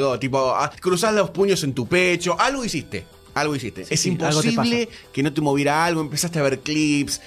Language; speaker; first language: Spanish; native; Spanish